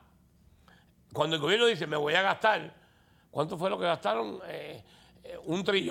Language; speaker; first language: Spanish; native; Spanish